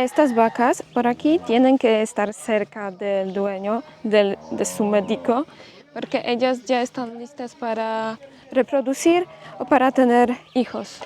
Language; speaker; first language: Spanish; non-native, fluent; Polish